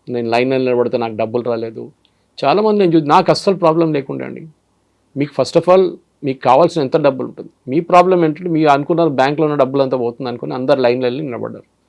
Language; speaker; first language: Telugu; non-native, fluent; Malayalam